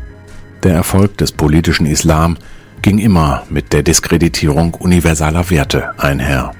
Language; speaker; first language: German; native; German